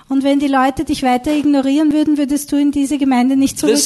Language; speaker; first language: German; native; German